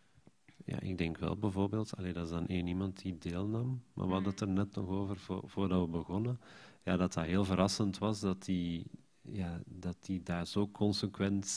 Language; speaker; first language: Dutch; native; Dutch